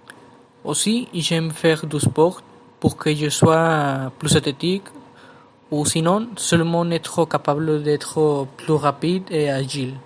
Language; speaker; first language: French; non-native, learner; Spanish